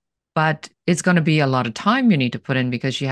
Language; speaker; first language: English; non-native, fluent; German